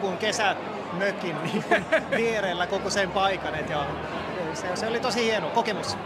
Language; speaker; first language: Finnish; non-native, local second language; Swedish